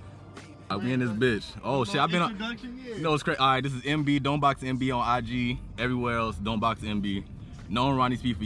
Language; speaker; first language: English; native; English